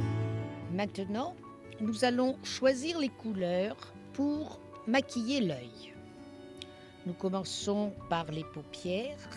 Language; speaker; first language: French; native; French